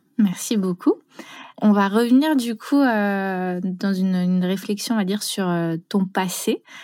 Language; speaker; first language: French; native; French